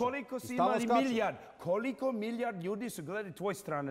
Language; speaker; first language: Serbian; early bilingual, heritage; English